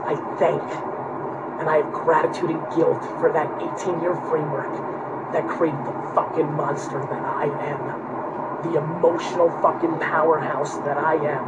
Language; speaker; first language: English; early bilingual, other home language; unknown